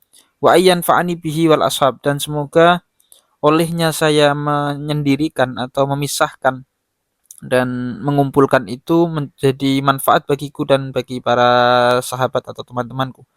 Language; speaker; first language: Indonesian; native; Indonesian